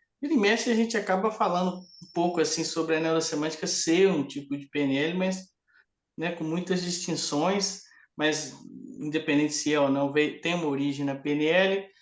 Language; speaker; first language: Portuguese; native; Portuguese